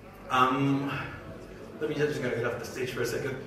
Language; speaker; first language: English; non-native, fluent; Spanish